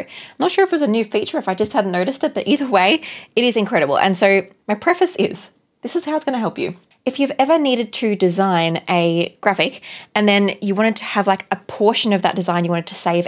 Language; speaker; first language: English; native; English